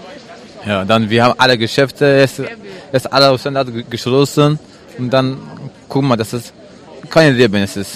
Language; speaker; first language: German; non-native, learner; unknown